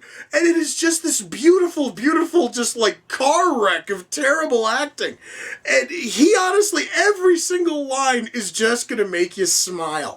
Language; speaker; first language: English; native; English